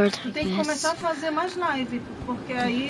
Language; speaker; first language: Portuguese; native; Portuguese